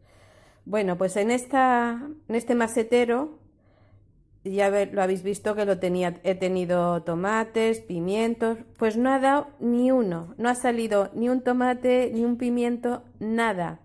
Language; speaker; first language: Spanish; native; Spanish